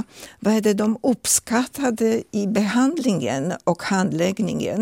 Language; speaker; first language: Swedish; non-native, fluent; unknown